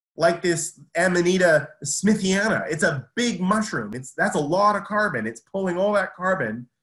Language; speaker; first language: English; native; English